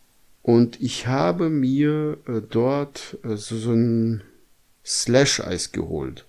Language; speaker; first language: German; non-native, fluent; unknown